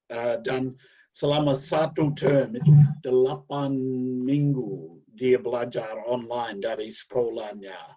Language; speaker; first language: Indonesian; non-native, learner; English